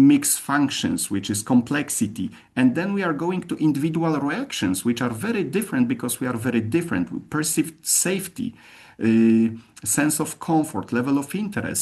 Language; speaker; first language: English; non-native, fluent; Polish